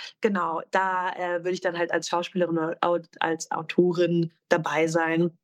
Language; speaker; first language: German; native; German